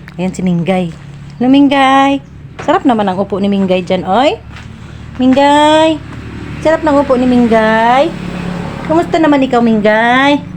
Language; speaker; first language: Filipino; non-native, local second language; Cebuano